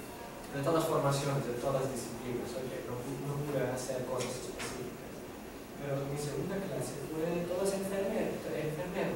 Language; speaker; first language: Portuguese; non-native, learner; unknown